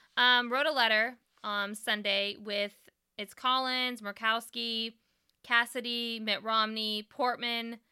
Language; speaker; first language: English; native; English